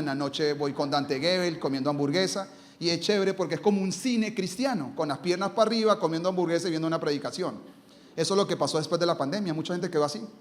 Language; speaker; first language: Spanish; native; Spanish